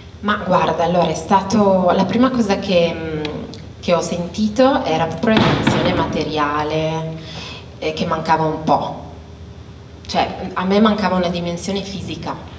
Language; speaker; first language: Italian; native; Italian